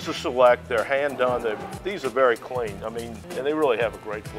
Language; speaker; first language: English; native; English